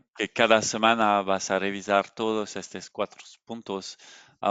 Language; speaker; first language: Spanish; non-native, learner; French